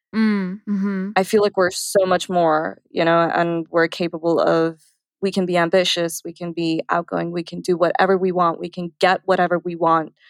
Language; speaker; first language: English; early bilingual, other home language; Arabic